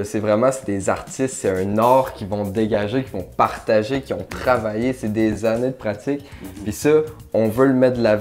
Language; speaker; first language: French; native; French